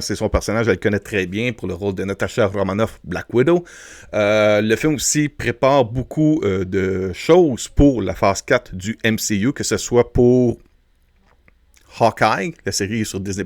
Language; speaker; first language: French; native; French